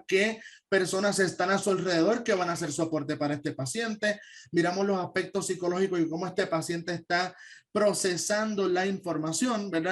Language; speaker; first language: Spanish; native; Spanish